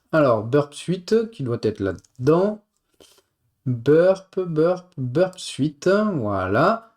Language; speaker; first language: French; native; French